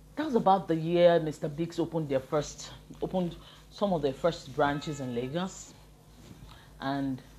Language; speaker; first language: English; non-native, local second language; Yoruba